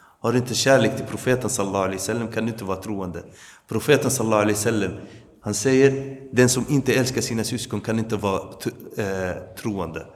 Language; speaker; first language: Swedish; early bilingual, other home language; Arabic